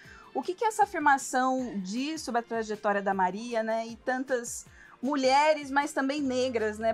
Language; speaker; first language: Portuguese; native; Portuguese